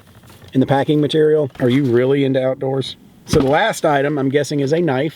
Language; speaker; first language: English; native; English